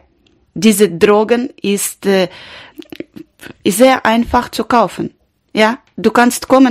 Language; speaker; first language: German; non-native, learner; Ukrainian